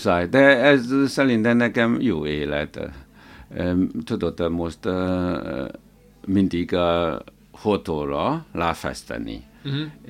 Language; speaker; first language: Hungarian; non-native, learner; Chinese